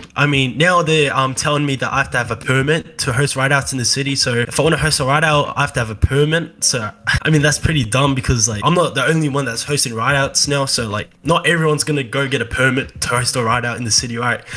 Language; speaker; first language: English; native; English